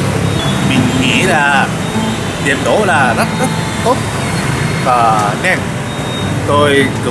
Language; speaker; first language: Vietnamese; non-native, learner; Japanese